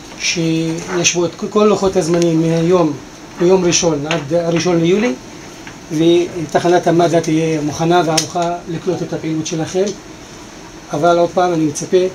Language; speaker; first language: Hebrew; non-native, local second language; Arabic